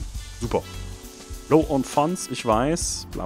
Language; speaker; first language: German; native; German